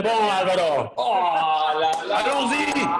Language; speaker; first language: Spanish; non-native, fluent; Croatian